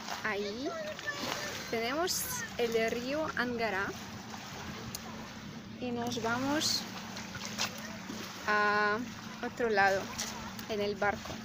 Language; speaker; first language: Spanish; non-native, learner; Russian